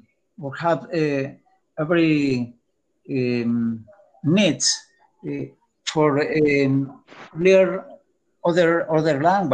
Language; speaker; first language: English; non-native, learner; Spanish